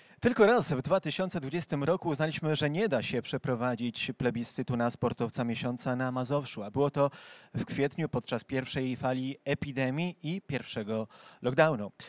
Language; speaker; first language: Polish; native; Polish